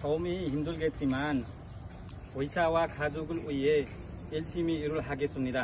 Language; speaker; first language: Korean; non-native, learner; Nepali